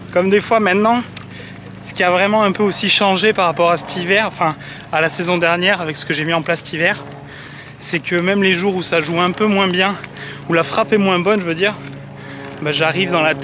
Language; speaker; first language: French; native; French